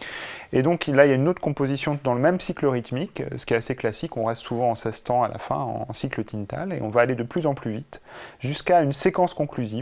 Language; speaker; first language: French; native; French